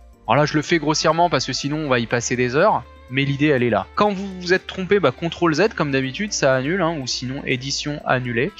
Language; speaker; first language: French; native; French